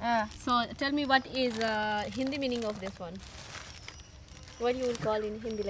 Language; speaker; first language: English; non-native, learner; Hindi